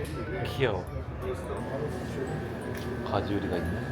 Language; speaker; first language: Korean; native; Korean